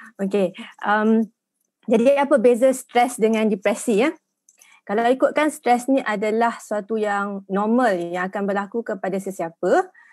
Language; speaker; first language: Malay; native; Malay